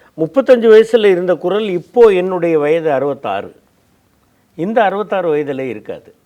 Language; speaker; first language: Tamil; native; Tamil